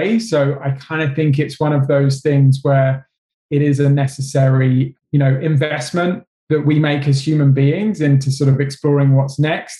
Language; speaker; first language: English; native; English